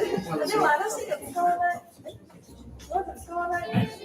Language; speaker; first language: Japanese; native; Japanese